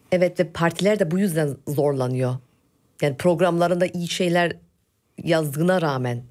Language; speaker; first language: Turkish; early bilingual, heritage; Turkish